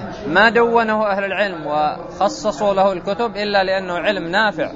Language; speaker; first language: Arabic; native; Arabic